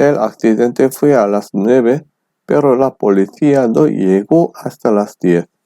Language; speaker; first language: Spanish; non-native, fluent; Korean